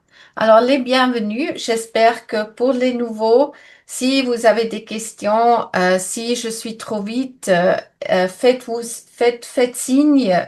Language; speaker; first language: French; non-native, fluent; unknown